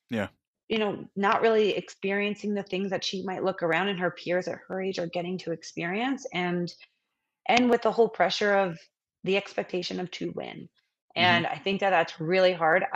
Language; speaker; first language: English; native; English